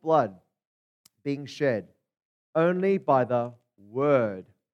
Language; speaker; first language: English; native; English